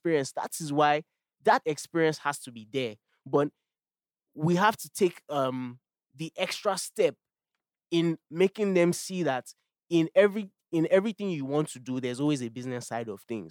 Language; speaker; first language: English; non-native, local second language; Yoruba